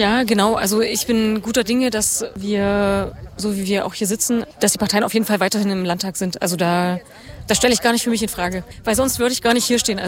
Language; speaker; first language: German; native; German